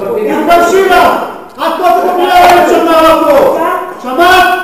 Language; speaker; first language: Hebrew; native; Hebrew